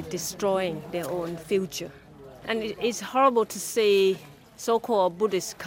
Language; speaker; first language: English; non-native, fluent; Thai